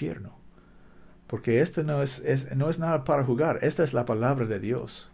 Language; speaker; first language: Spanish; non-native, learner; English